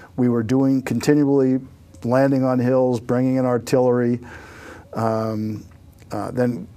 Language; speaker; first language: English; native; English